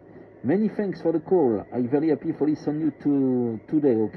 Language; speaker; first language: English; non-native, learner; French